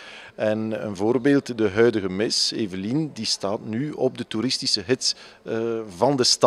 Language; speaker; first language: Dutch; native; Dutch